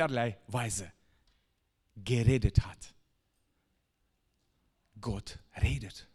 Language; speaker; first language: German; non-native, fluent; Russian